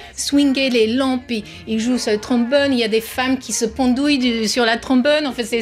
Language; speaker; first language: French; non-native, fluent; English